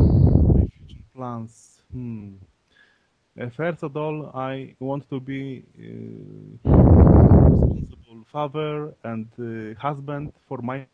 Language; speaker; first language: English; non-native, learner; Polish